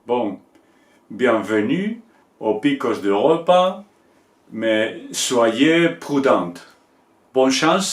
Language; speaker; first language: French; non-native, learner; Spanish